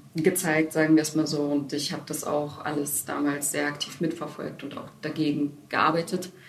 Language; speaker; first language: German; native; German